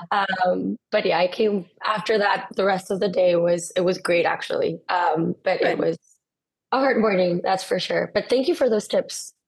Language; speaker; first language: English; non-native, fluent; Spanish